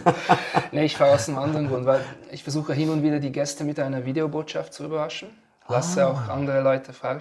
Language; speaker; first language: German; native; German